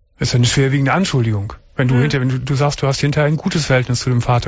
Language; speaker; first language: German; native; German